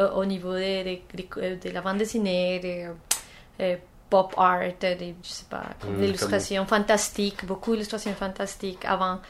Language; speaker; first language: French; non-native, fluent; Spanish